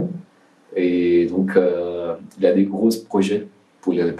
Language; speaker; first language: French; non-native, learner; Portuguese